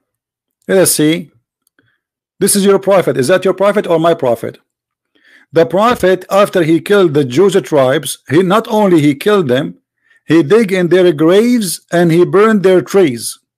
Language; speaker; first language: English; non-native, fluent; Arabic